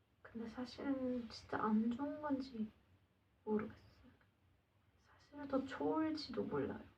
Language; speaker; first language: Korean; non-native, learner; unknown